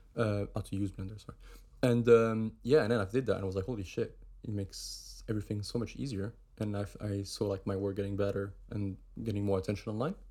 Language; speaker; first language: English; non-native, fluent; German